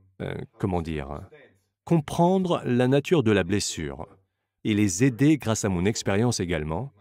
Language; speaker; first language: French; non-native, fluent; Slovenian